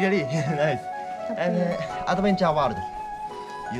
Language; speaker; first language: English; non-native, learner; Japanese